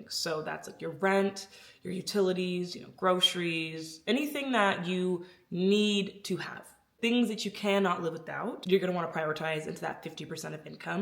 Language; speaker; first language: English; native; English